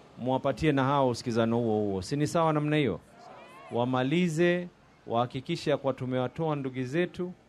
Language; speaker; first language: Swahili; native; Swahili